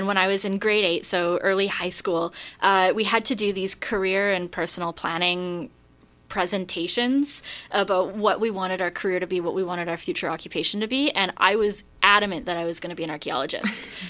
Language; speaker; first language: English; native; English